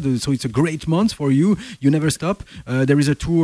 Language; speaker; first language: English; non-native, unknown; French